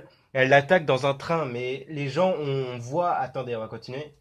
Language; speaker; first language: French; native; French